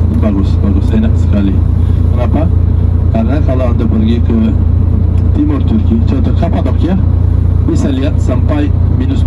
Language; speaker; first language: Indonesian; non-native, learner; Turkish